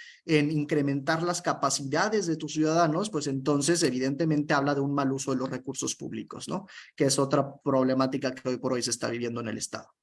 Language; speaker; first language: Spanish; native; Spanish